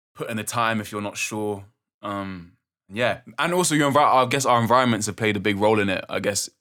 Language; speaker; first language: English; native; English